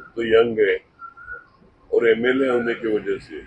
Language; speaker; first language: Hindi; non-native, local second language; Marathi